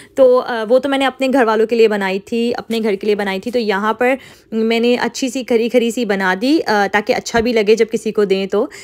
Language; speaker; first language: Urdu; native; Urdu